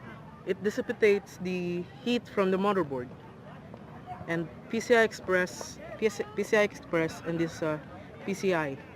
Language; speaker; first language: English; non-native, learner; Filipino